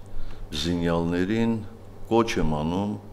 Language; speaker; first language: Armenian; native; Armenian